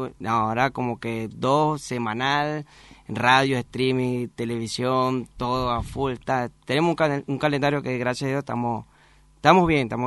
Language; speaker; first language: Spanish; native; Spanish